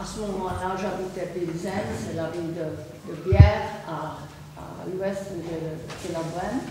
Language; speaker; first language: French; non-native, fluent; Czech